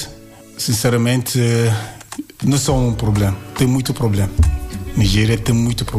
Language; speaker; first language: Portuguese; non-native, learner; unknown